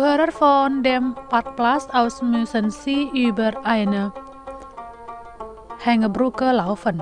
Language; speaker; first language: German; non-native, fluent; Indonesian